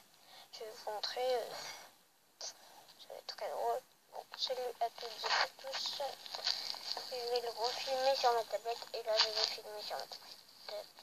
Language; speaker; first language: French; early bilingual, other home language; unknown